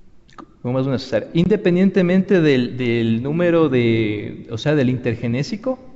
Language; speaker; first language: Spanish; native; Spanish